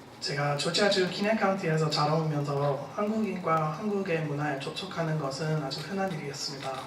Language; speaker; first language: Korean; non-native, fluent; English